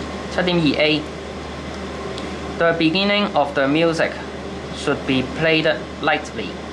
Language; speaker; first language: English; non-native, local second language; Cantonese